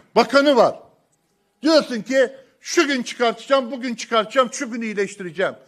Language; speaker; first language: Turkish; native; Turkish